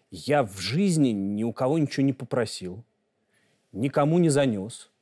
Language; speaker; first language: Russian; native; Russian